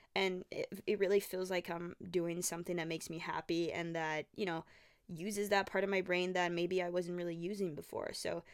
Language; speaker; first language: English; non-native, fluent; Portuguese